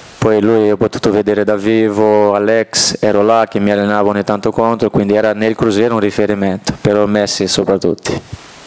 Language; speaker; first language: Italian; non-native, fluent; Portuguese